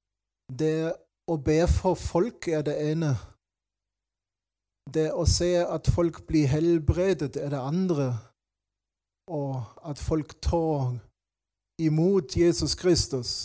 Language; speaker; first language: Norwegian; non-native, fluent; German